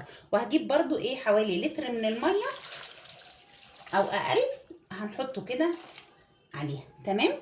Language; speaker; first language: Arabic; native; Arabic